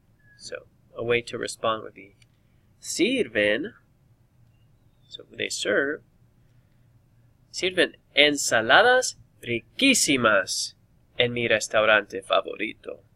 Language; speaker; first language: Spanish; non-native, fluent; English